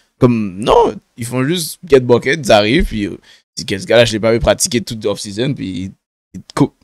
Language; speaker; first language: French; native; French